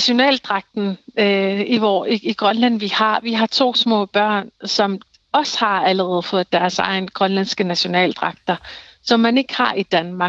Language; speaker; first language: Danish; non-native, local second language; Kalaallisut